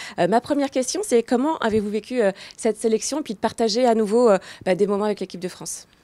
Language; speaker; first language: French; native; French